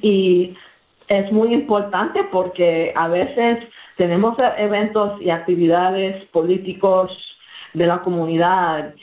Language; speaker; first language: Spanish; early bilingual, heritage; English